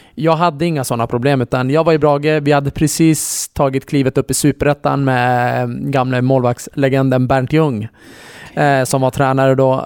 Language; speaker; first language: Swedish; early bilingual, other home language; Kurdish